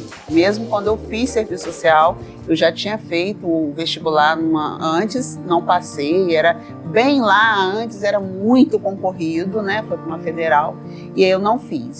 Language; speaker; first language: Portuguese; native; Portuguese